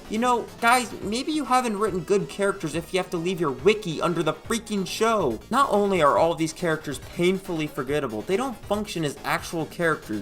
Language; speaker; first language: English; native; English